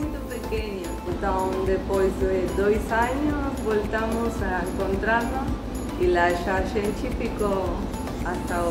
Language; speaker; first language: Portuguese; non-native, learner; Spanish